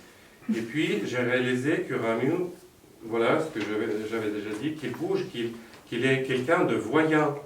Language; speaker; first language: French; non-native, fluent; Russian